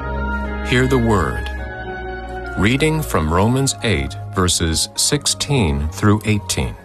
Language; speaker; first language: English; native; English